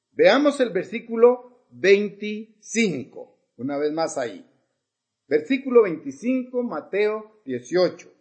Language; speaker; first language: Spanish; native; Spanish